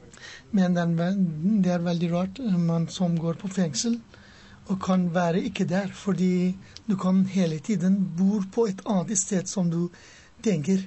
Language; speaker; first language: Norwegian; non-native, learner; Persian